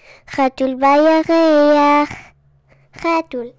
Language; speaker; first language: Hebrew; non-native, learner; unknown